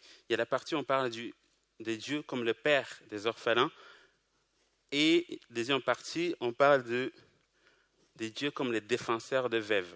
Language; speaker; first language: French; non-native, local second language; Kinyarwanda